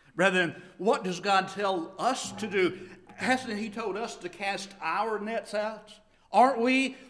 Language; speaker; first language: English; native; English